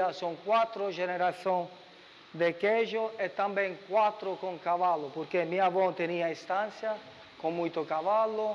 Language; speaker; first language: Portuguese; non-native, learner; Italian